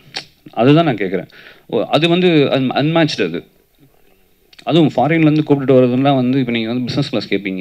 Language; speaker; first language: Tamil; native; Tamil